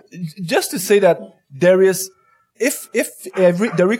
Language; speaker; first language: English; non-native, fluent; French